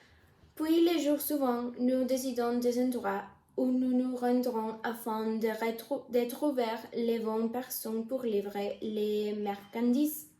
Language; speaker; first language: French; non-native, learner; Spanish